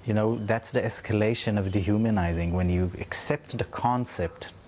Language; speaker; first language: English; non-native, fluent; Hebrew